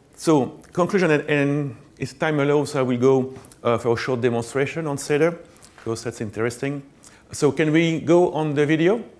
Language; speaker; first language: English; non-native, fluent; French